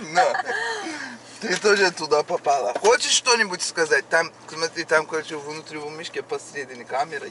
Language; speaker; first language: Russian; non-native, learner; Turkish